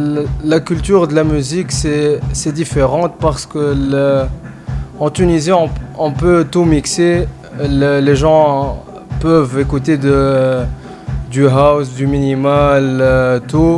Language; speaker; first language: French; non-native, fluent; Arabic